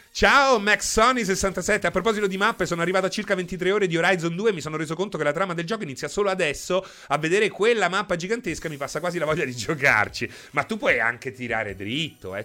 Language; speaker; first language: Italian; native; Italian